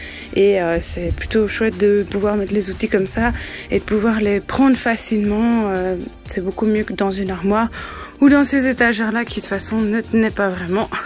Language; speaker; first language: French; native; French